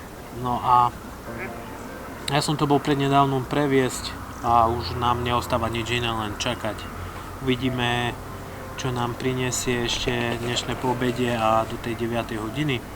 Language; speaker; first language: Slovak; native; Slovak